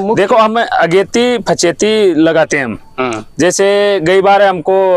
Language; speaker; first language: Hindi; native; Hindi